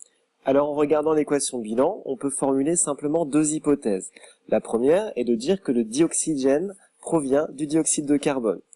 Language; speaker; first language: French; native; French